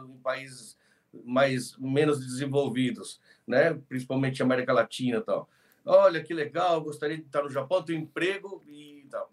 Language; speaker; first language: Portuguese; early bilingual, other home language; Spanish